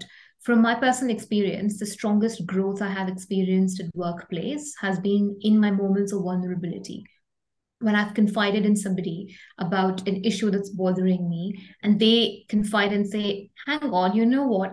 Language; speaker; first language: English; non-native, local second language; Hindi